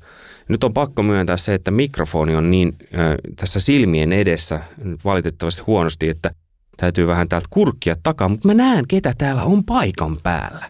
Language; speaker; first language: Finnish; native; Finnish